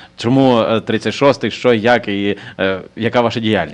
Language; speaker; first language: Ukrainian; native; Ukrainian